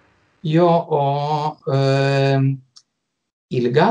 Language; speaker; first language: Italian; non-native, learner; Lithuanian